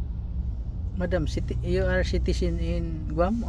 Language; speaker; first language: English; non-native, learner; Filipino